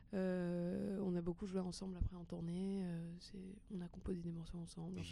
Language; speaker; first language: French; early bilingual, other home language; Portuguese